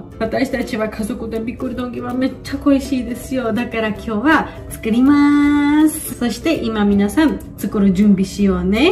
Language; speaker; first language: Japanese; non-native, learner; Georgian